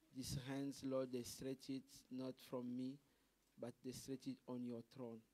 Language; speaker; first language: English; non-native, fluent; Lingala